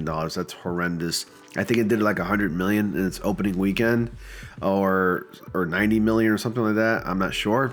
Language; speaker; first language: English; native; English